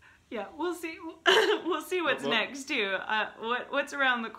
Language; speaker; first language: English; native; English